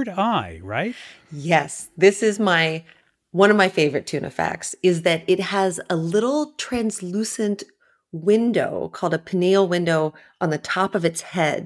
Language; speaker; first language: English; native; English